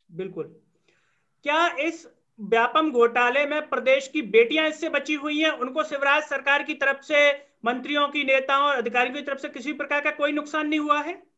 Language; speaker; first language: Hindi; native; Hindi